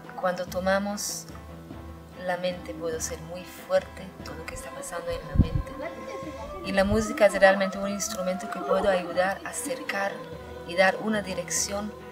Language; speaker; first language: Spanish; non-native, fluent; Hebrew